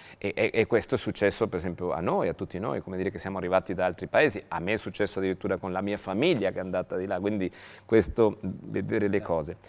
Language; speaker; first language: Italian; non-native, fluent; Spanish